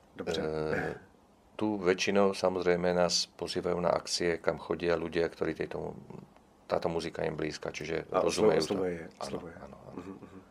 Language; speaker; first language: Slovak; non-native, local second language; Czech